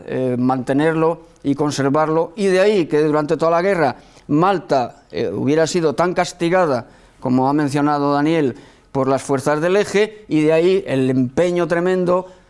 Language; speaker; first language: Spanish; native; Spanish